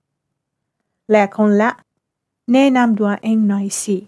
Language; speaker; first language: Thai; non-native, fluent; Persian